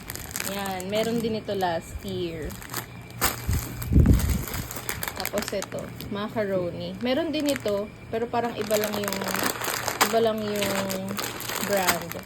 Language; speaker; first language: Filipino; native; Filipino